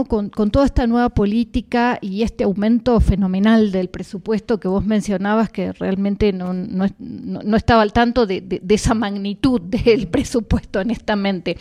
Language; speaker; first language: Spanish; native; Spanish